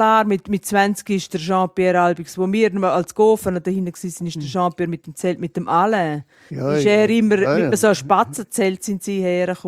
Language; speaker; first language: German; native; German